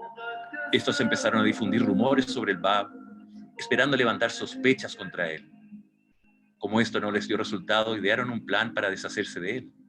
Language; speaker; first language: Spanish; native; Spanish